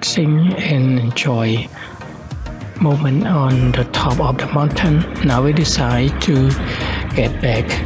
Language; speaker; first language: English; non-native, learner; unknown